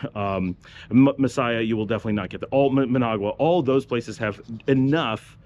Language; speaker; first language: English; native; English